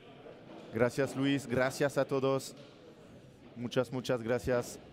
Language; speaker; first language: Spanish; non-native, learner; French